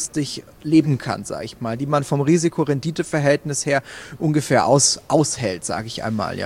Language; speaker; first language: German; native; German